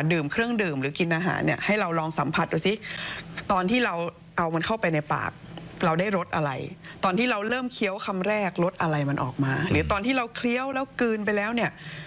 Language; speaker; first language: Thai; native; Thai